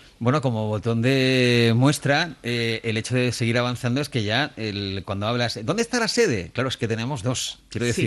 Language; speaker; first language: Spanish; native; Spanish